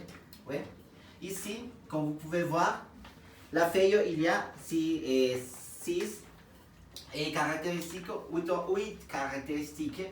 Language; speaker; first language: French; non-native, fluent; Spanish